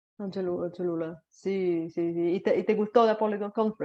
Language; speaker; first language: Spanish; non-native, fluent; Bulgarian